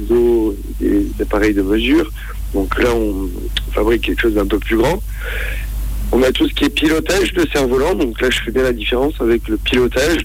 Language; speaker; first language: French; native; French